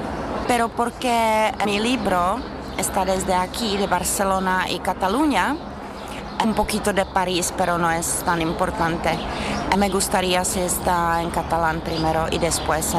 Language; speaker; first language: Spanish; non-native, fluent; Czech